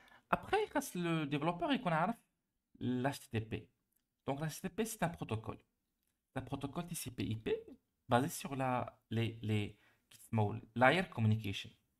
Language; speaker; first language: French; non-native, local second language; Arabic